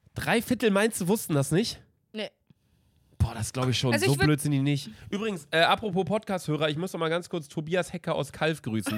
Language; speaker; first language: German; native; German